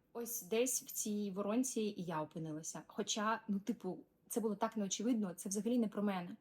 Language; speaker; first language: Ukrainian; non-native, local second language; Russian